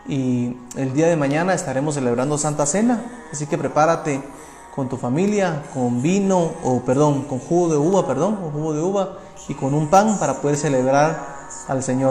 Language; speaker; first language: Spanish; native; Spanish